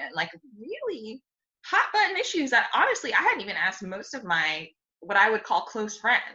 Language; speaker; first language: English; native; English